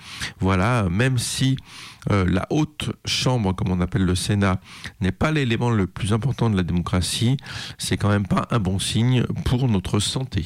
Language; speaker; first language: French; native; French